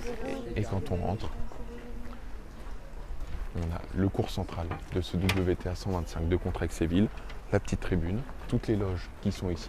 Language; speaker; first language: French; native; French